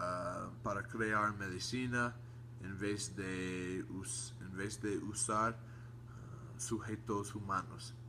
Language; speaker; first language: Spanish; non-native, learner; English